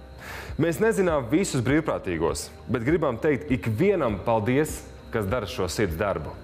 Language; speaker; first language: Latvian; native; Latvian